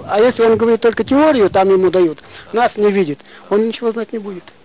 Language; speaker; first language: Russian; non-native, local second language; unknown